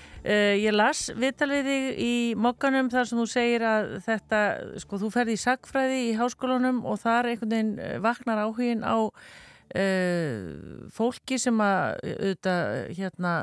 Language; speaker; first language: Icelandic; native; Icelandic